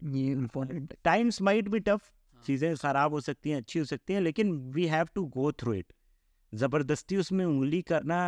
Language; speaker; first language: Hindi; native; Hindi